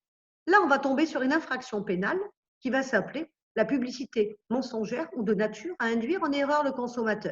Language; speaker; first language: French; native; French